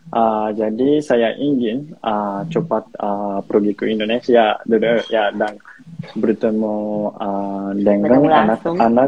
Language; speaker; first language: Indonesian; non-native, fluent; Japanese